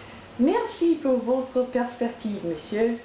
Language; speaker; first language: French; non-native, learner; English